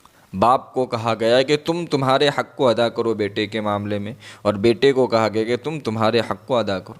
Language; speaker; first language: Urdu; non-native, local second language; Gujarati